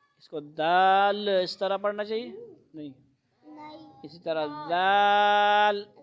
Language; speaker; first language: Urdu; non-native, local second language; Pashto